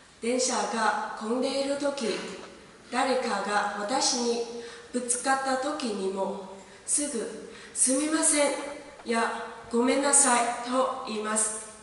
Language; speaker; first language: Japanese; non-native, learner; Vietnamese